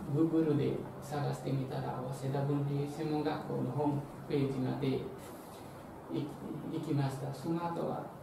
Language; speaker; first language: Japanese; non-native, fluent; Nepali